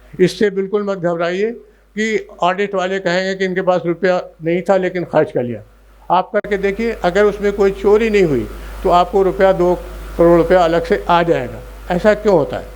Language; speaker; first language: Urdu; native; Urdu